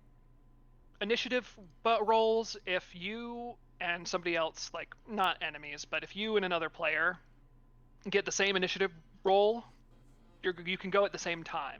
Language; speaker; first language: English; native; English